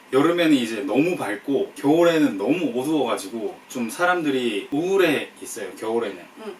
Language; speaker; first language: Korean; native; Korean